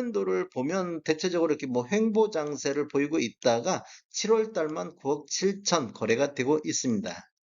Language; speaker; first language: Korean; native; Korean